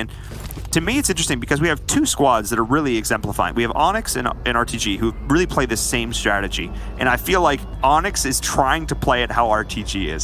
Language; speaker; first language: English; native; English